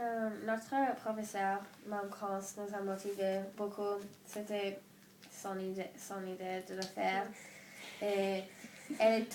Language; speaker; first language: French; non-native, learner; English